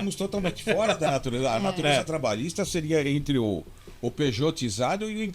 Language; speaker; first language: Portuguese; native; Portuguese